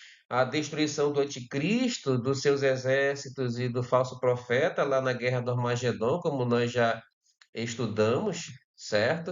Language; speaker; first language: Portuguese; native; Portuguese